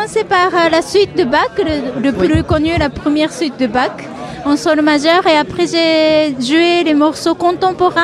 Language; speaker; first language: French; non-native, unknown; Japanese